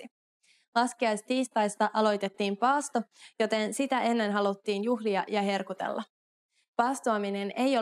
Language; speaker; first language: Finnish; native; Finnish